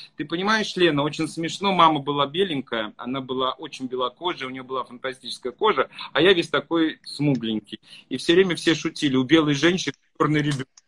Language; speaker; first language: Russian; native; Russian